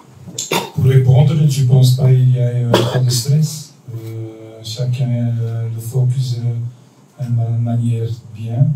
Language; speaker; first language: French; non-native, local second language; Dutch